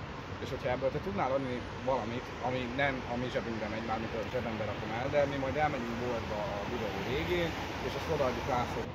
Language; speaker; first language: Hungarian; native; Hungarian